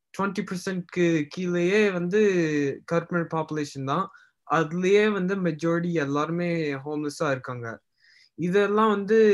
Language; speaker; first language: Tamil; early bilingual, heritage; Tamil